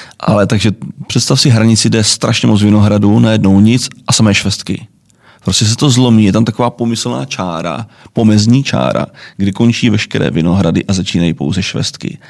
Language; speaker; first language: Czech; native; Czech